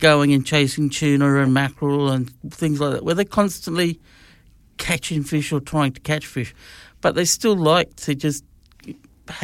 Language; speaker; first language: English; native; English